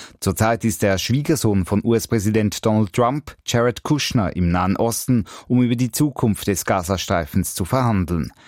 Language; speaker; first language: German; native; German